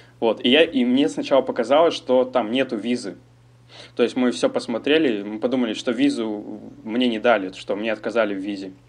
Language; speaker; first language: Russian; native; Russian